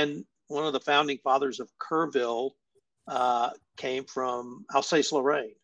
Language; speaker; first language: English; native; English